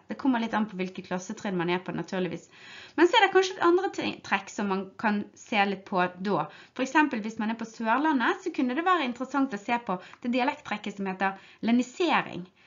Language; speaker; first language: Norwegian; native; Norwegian